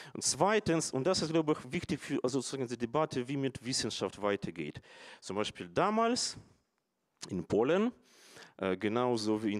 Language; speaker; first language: German; non-native, fluent; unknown